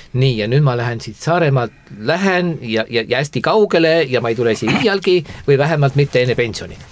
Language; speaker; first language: Estonian; native; Estonian